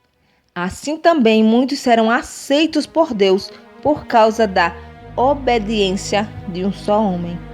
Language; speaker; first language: Portuguese; native; Portuguese